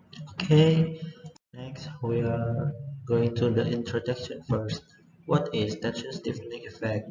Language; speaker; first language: English; non-native, learner; Indonesian